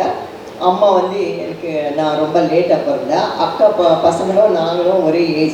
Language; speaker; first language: Tamil; non-native, local second language; Telugu